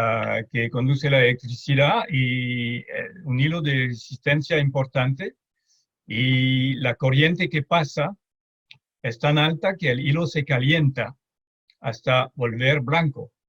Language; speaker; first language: Spanish; non-native, fluent; French